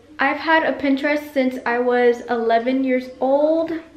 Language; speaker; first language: English; early bilingual, other home language; Spanish